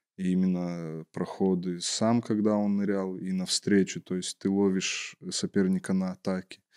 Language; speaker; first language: Russian; native; Russian